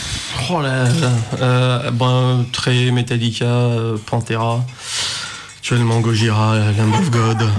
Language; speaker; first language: French; native; French